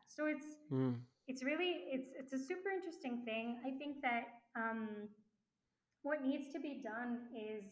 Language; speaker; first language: English; non-native, fluent; French